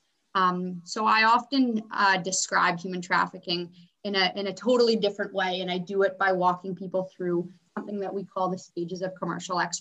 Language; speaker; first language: English; native; English